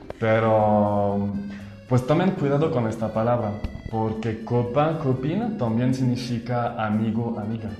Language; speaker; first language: Spanish; non-native, fluent; French